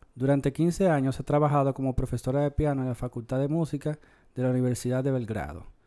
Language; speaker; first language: Spanish; native; Spanish